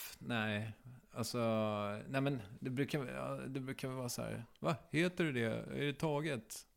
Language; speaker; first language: Swedish; native; Swedish